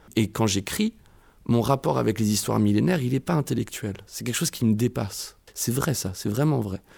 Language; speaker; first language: French; native; French